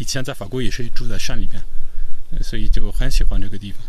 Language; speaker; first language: Chinese; non-native, fluent; French